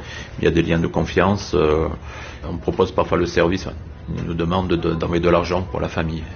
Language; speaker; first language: French; native; French